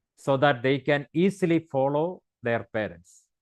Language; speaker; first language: English; non-native, local second language; Malayalam